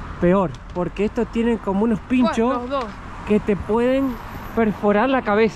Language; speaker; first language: Spanish; native; Spanish